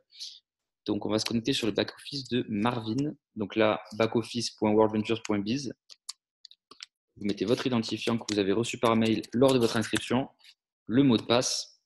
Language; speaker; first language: French; native; French